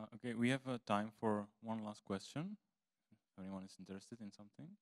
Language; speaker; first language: English; non-native, fluent; Czech